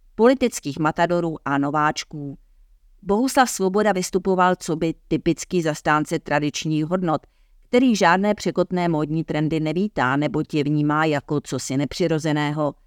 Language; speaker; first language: Czech; native; Czech